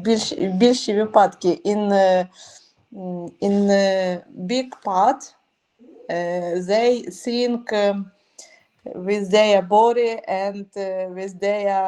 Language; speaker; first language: English; non-native, learner; Ukrainian